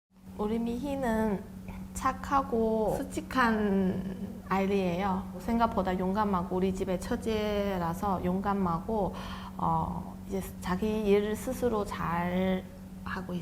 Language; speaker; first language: Korean; non-native, fluent; Chinese